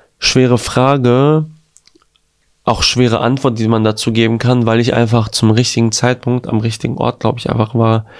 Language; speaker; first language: German; early bilingual, other home language; Albanian